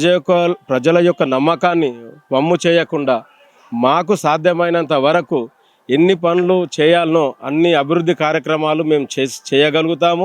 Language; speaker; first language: Telugu; native; Telugu